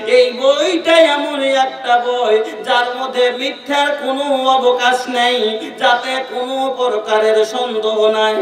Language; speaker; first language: Bangla; non-native, local second language; Bhojpuri